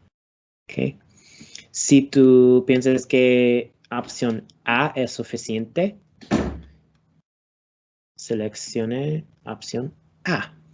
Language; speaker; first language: Spanish; non-native, learner; English